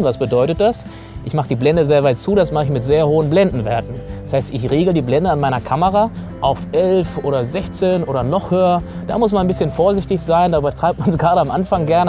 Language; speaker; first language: German; native; German